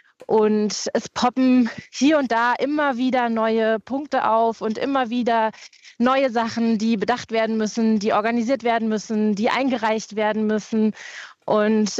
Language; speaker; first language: German; native; German